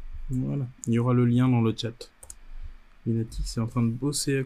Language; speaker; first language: French; native; French